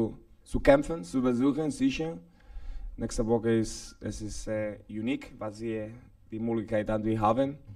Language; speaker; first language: German; non-native, learner; Spanish